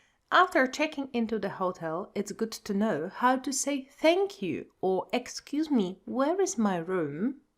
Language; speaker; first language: English; non-native, fluent; Polish